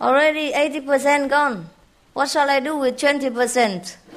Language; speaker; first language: English; non-native, fluent; Vietnamese